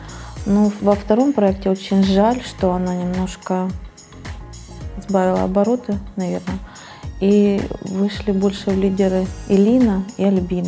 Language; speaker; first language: Russian; native; Russian